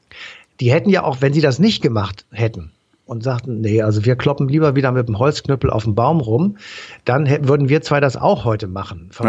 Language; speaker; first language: German; native; German